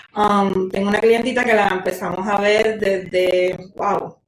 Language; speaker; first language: Spanish; native; Spanish